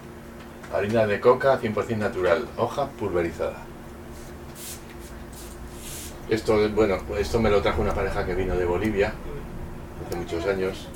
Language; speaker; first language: Spanish; native; Spanish